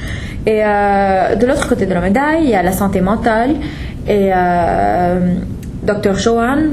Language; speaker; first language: French; non-native, fluent; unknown